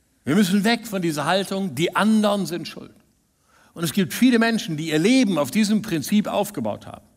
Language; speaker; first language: German; native; German